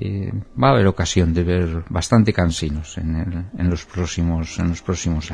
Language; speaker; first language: Spanish; native; Spanish